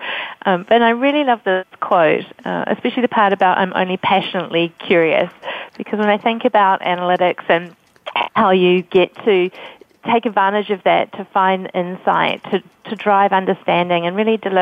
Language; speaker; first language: English; native; English